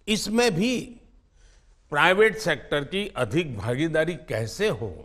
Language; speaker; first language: Hindi; non-native, local second language; Gujarati